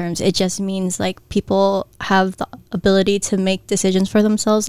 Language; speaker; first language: English; early bilingual, other home language; Filipino